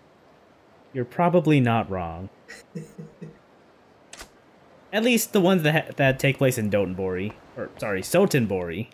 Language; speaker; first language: English; native; English